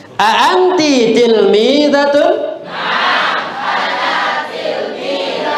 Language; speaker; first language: Arabic; non-native, fluent; Indonesian